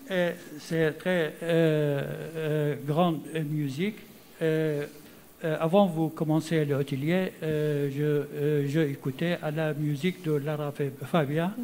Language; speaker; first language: French; non-native, learner; Arabic